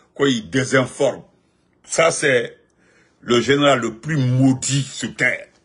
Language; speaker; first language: French; non-native, local second language; Fula